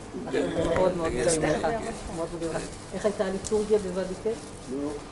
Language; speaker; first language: Hebrew; native; Hebrew